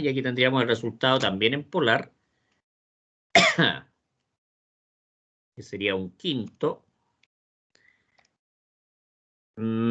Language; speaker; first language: Spanish; native; Spanish